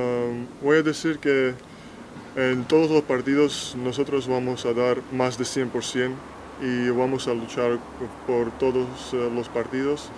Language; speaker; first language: Spanish; non-native, fluent; Georgian